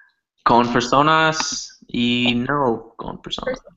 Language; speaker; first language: Spanish; non-native, learner; English